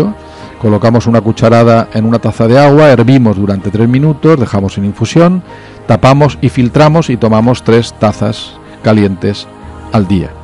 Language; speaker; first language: Spanish; native; Spanish